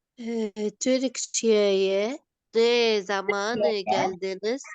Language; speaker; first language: Turkish; non-native, learner; Arabic